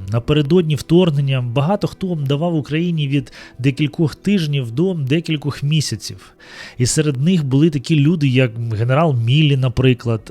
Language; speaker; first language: Ukrainian; non-native, local second language; Russian